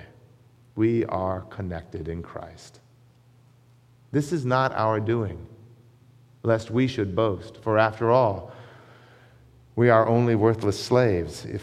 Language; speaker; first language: English; native; English